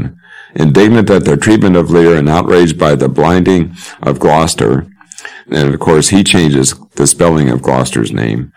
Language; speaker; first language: English; native; English